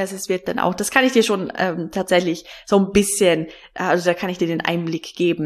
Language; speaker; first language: German; native; German